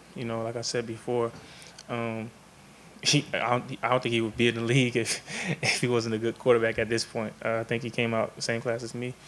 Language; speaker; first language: English; native; English